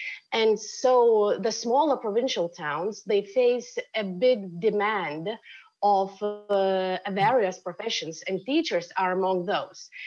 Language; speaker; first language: English; non-native, fluent; Lithuanian